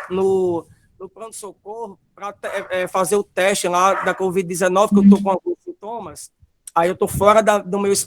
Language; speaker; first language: Portuguese; native; Portuguese